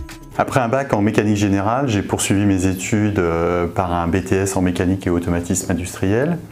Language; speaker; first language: French; native; French